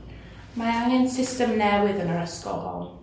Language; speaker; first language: Welsh; non-native, learner; English